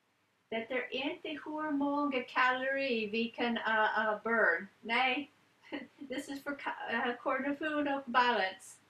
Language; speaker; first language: Swedish; non-native, learner; English